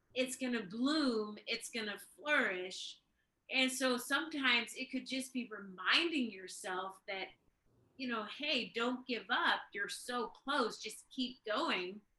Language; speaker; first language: English; early bilingual, other home language; Swedish